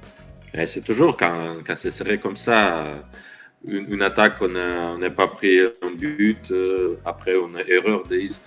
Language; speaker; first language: French; non-native, learner; Russian